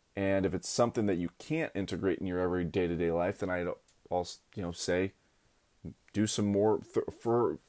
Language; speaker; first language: English; native; English